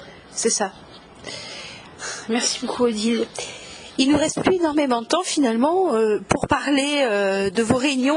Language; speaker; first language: French; native; French